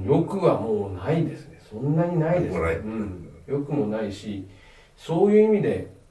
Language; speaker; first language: Japanese; native; Japanese